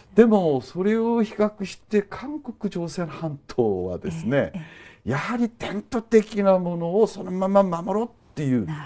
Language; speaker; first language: Japanese; non-native, fluent; Korean